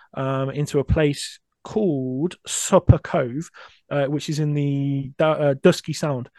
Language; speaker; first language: English; native; English